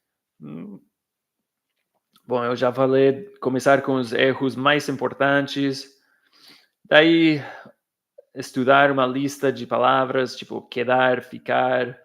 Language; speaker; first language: Portuguese; non-native, fluent; English